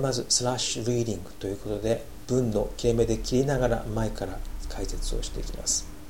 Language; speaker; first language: Japanese; native; Japanese